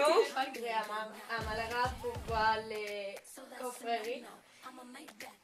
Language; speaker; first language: French; non-native, learner; Spanish